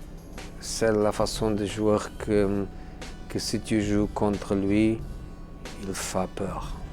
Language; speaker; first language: French; non-native, fluent; Portuguese